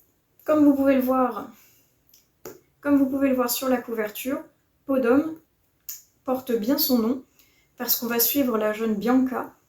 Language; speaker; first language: French; native; French